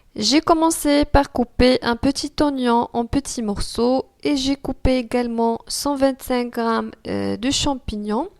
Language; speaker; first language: French; non-native, local second language; Arabic